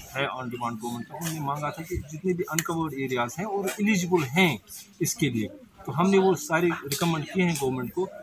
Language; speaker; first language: Hindi; non-native, local second language; Kashmiri